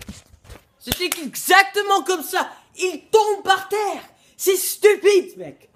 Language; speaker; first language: French; non-native, learner; English